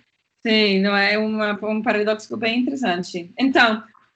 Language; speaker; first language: Portuguese; non-native, fluent; English